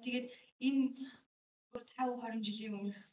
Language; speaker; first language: Mongolian; native; Mongolian